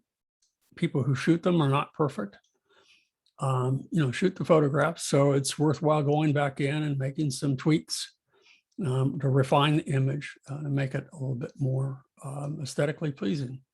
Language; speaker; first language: English; native; English